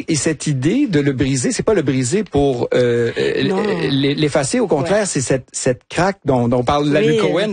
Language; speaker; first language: French; native; French